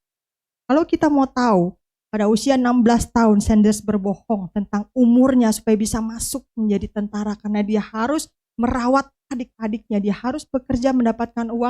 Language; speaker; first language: Indonesian; native; Indonesian